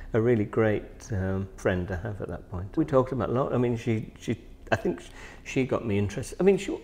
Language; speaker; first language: English; native; English